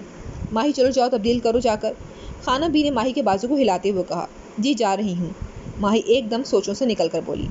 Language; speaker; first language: Urdu; native; Urdu